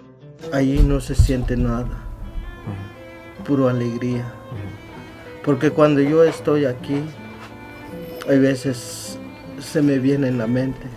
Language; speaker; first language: Spanish; non-native, local second language; Tzotzil